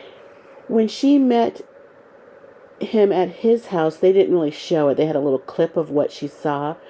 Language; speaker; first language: English; native; English